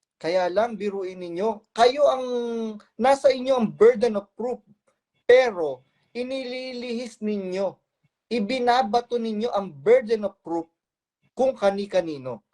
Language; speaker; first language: Filipino; native; Filipino